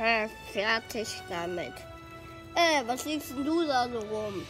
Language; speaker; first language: German; native; German